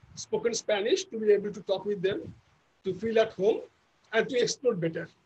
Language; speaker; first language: English; non-native, local second language; Bangla